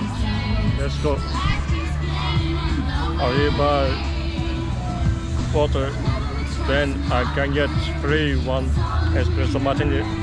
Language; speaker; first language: English; non-native, learner; Turkish